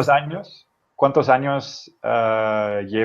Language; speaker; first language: Spanish; non-native, fluent; English